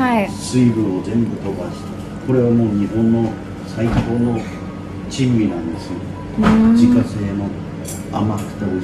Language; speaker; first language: Japanese; native; Japanese